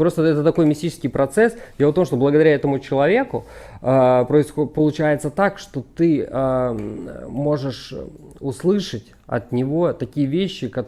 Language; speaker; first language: Russian; native; Russian